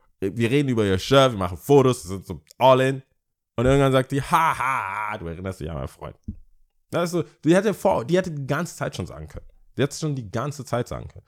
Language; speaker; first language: German; early bilingual, other home language; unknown